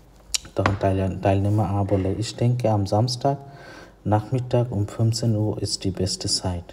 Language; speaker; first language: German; non-native, fluent; Bangla